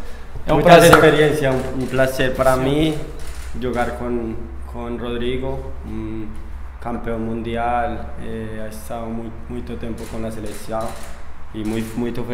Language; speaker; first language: Portuguese; non-native, learner; Spanish